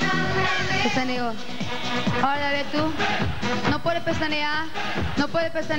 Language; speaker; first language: Spanish; non-native, fluent; Portuguese